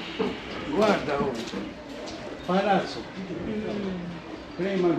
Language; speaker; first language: Italian; non-native, learner; Arabic